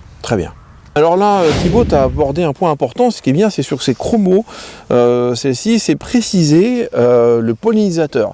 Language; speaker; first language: French; native; French